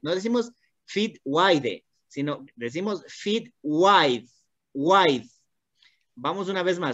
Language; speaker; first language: Spanish; native; Spanish